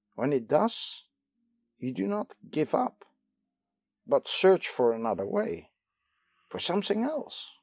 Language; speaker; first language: English; non-native, fluent; Dutch